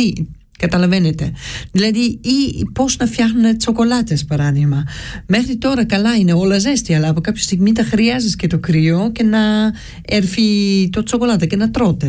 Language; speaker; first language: Greek; early bilingual, heritage; Greek